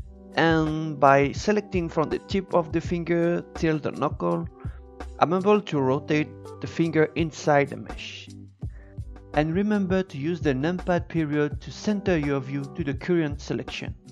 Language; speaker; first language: English; non-native, fluent; French